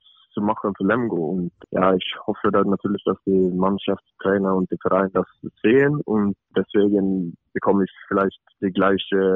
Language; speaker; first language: German; non-native, fluent; Swedish